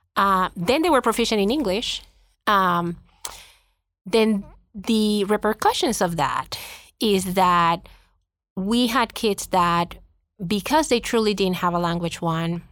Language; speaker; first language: English; non-native, fluent; Spanish